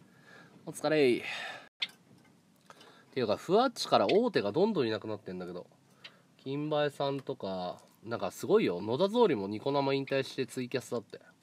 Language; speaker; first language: Japanese; native; Japanese